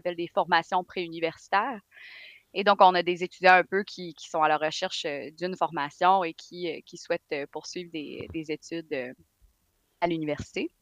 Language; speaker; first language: French; native; French